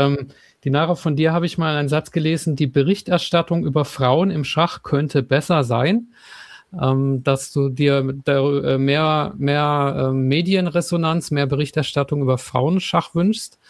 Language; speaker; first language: German; native; German